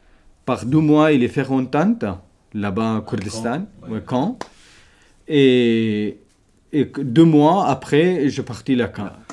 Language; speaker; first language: French; non-native, learner; Kurdish